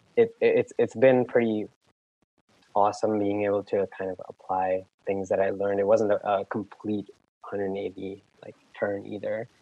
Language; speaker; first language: English; non-native, local second language; Hindi